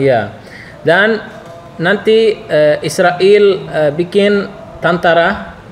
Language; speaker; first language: Indonesian; non-native, learner; Arabic